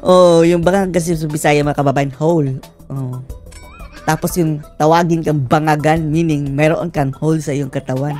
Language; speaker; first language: Filipino; native; Filipino